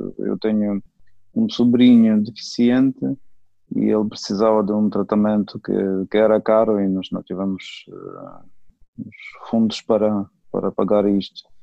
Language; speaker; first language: Portuguese; non-native, fluent; Ukrainian